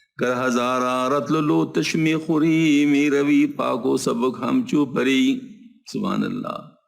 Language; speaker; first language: Urdu; non-native, local second language; Pashto